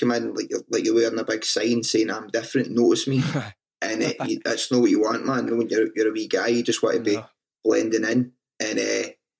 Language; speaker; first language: English; native; English